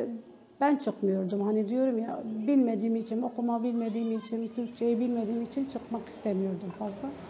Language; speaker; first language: Turkish; non-native, local second language; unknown